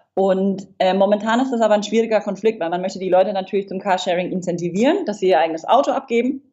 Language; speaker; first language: German; non-native, fluent; English